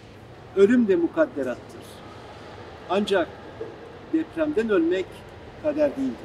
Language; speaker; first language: Turkish; native; Turkish